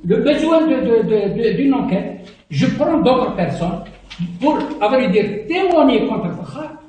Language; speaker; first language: French; non-native, local second language; Arabic